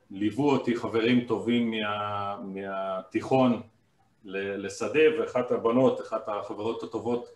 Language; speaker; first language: Hebrew; non-native, fluent; Hungarian